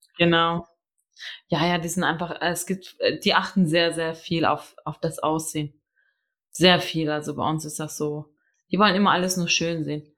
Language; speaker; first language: German; early bilingual, other home language; Albanian